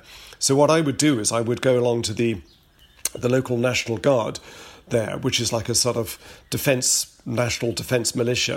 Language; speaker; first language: English; native; English